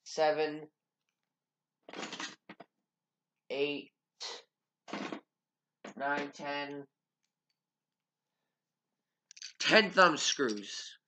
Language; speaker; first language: English; native; English